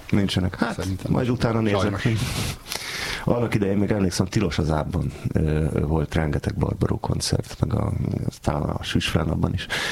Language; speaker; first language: Hungarian; native; Hungarian